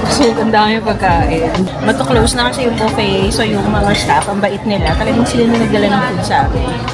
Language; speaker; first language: Filipino; native; Filipino